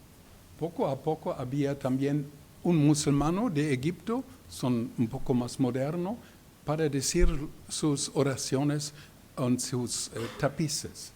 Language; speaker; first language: Spanish; non-native, learner; German